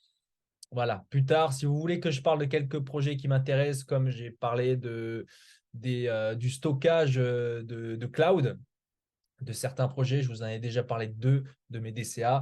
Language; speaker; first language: French; native; French